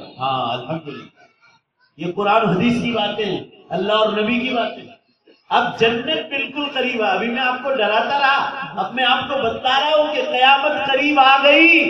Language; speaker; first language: Urdu; native; Urdu